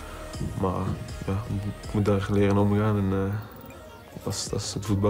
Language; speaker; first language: Dutch; non-native, local second language; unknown